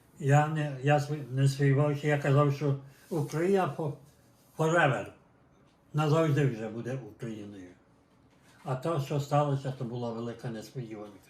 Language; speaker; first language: Ukrainian; native; Ukrainian